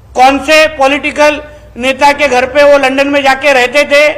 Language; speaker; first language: Hindi; non-native, local second language; Marathi